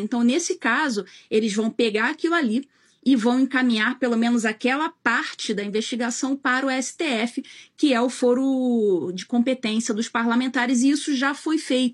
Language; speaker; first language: Portuguese; native; Portuguese